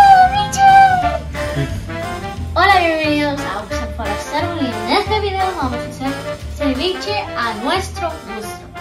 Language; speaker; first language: Spanish; early bilingual, heritage; Spanish